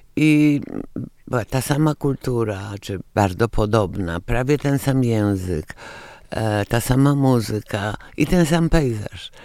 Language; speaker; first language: Polish; native; Polish